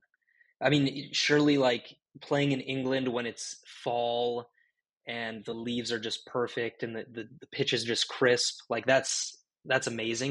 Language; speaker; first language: English; native; English